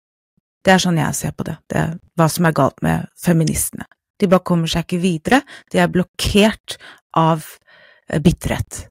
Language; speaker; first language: Norwegian; non-native, fluent; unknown